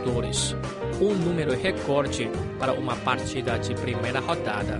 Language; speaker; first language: Portuguese; non-native, fluent; Chinese